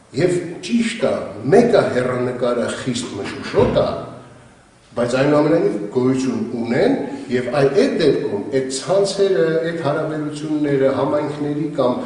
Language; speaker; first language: Armenian; native; Armenian